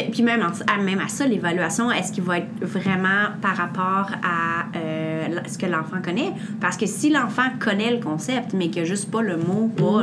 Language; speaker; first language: French; native; French